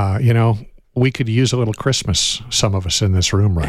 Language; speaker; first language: English; native; English